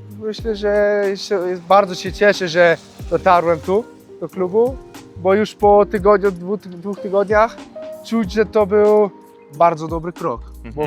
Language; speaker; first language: Polish; early bilingual, heritage; Polish